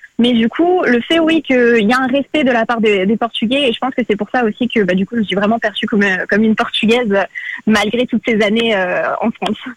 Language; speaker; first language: French; early bilingual, other home language; Portuguese